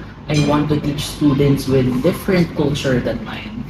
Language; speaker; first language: English; non-native, fluent; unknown